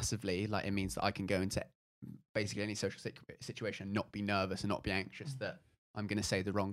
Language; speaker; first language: English; native; English